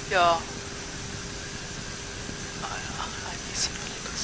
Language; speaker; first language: German; non-native, learner; Dutch